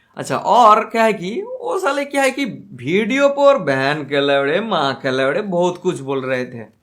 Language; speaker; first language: Hindi; non-native, local second language; Bangla